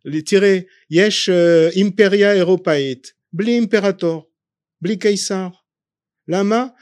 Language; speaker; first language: Hebrew; non-native, fluent; French